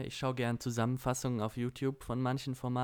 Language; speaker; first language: German; native; German